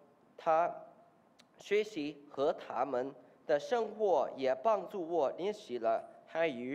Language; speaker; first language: Chinese; non-native, learner; English